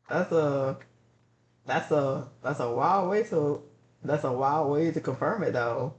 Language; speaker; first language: English; native; English